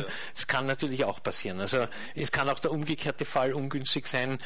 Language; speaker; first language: German; native; German